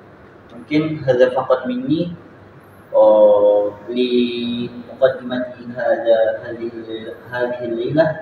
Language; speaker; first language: Arabic; non-native, learner; Indonesian